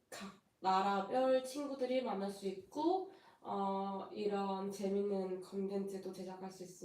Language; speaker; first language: Korean; non-native, fluent; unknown